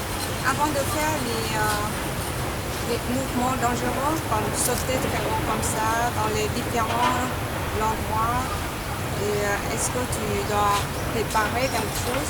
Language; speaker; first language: French; non-native, learner; Vietnamese